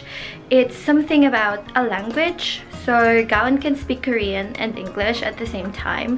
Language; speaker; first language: English; non-native, local second language; Filipino